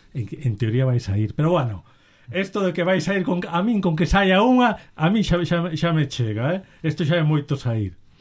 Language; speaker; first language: Galician; native; Galician